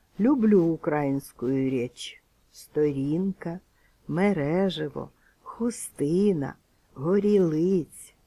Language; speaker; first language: Ukrainian; non-native, local second language; Russian